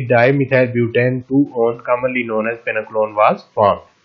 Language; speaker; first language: English; non-native, local second language; Hindi